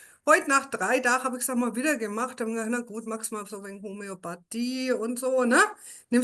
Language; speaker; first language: German; native; German